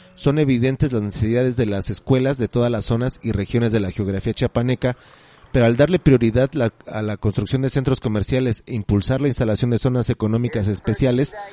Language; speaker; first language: Spanish; native; Spanish